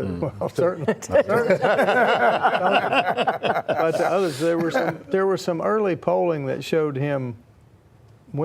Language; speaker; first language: English; native; English